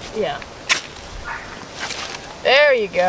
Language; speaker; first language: English; native; English